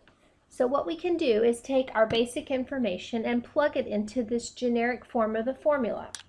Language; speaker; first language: English; native; English